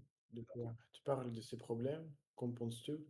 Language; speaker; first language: French; non-native, learner; Russian